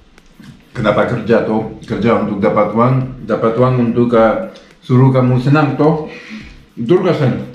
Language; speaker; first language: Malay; non-native, learner; Swiss German